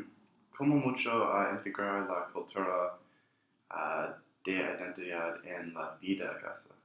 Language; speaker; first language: Spanish; non-native, learner; English